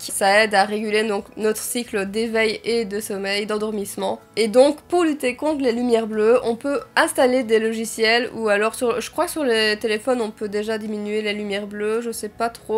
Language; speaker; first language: French; native; French